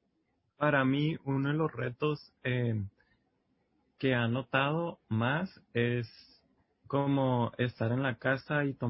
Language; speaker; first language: Spanish; early bilingual, heritage; Spanish